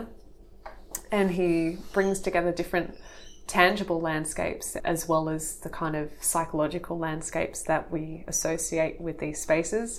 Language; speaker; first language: English; native; English